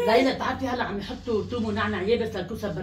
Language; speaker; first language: Arabic; native; Arabic